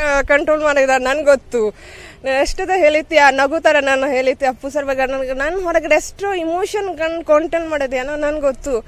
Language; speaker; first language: Kannada; non-native, local second language; Bangla